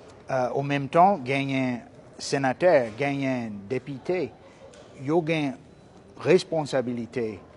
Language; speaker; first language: Haitian Creole; non-native, fluent; English